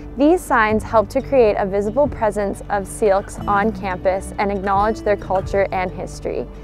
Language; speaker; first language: English; native; English